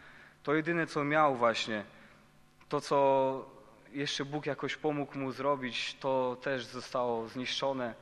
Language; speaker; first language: Polish; native; Polish